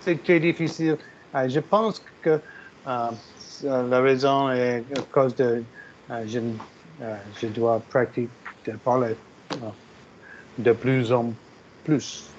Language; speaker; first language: French; non-native, learner; English